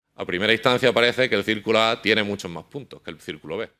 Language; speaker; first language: Spanish; native; Spanish